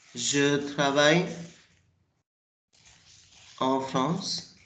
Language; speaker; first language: French; non-native, fluent; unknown